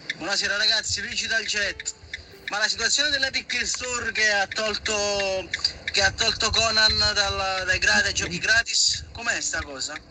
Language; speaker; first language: Italian; native; Italian